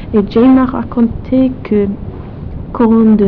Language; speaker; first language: French; non-native, fluent; German